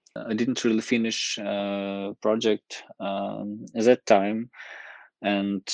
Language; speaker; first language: English; non-native, fluent; Ukrainian